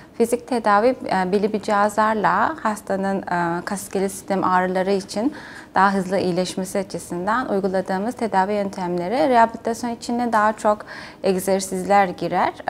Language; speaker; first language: Turkish; non-native, fluent; Mongolian